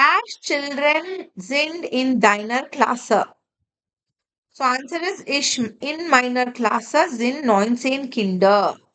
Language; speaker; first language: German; non-native, fluent; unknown